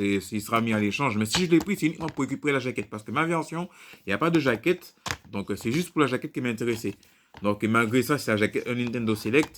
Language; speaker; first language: French; native; French